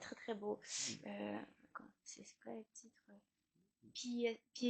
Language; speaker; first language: French; non-native, learner; Chinese